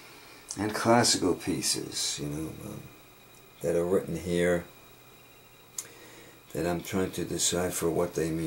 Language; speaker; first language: English; native; English